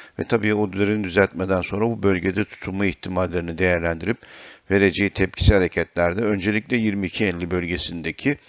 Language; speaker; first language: Turkish; native; Turkish